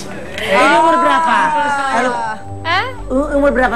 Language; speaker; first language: Indonesian; native; Indonesian